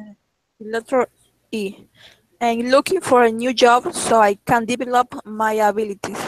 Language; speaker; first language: English; non-native, learner; Spanish